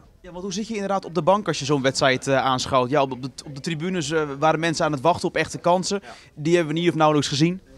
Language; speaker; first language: Dutch; native; Dutch